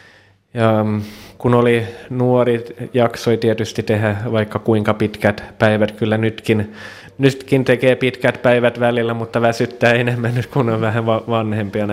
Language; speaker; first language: Finnish; non-native, local second language; Swedish